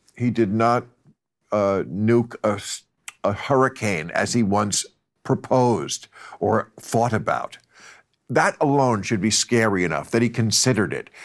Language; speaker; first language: English; native; English